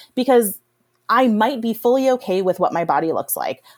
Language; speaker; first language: English; native; English